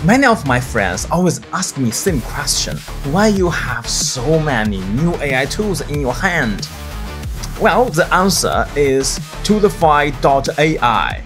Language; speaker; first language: English; non-native, fluent; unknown